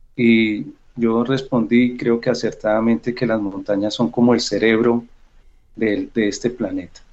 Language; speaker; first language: Spanish; native; Spanish